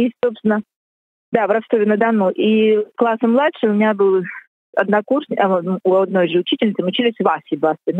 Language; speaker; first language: Russian; native; Russian